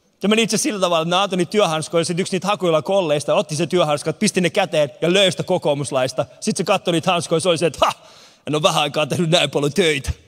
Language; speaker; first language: Finnish; early bilingual, other home language; Persian